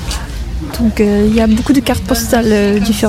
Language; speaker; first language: French; non-native, fluent; Russian